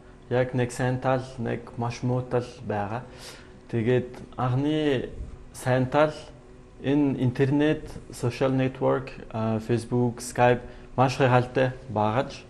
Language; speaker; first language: Mongolian; non-native, learner; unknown